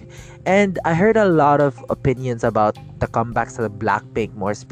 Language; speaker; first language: English; non-native, local second language; Cebuano